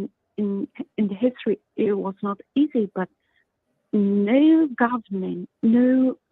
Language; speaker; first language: English; non-native, learner; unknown